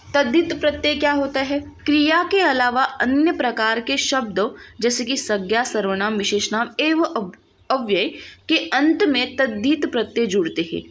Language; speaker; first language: Hindi; non-native, local second language; Marathi